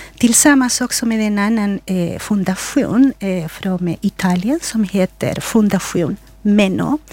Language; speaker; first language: Swedish; non-native, fluent; Spanish